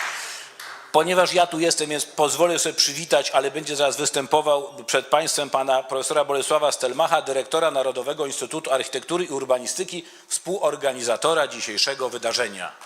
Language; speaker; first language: Polish; native; Polish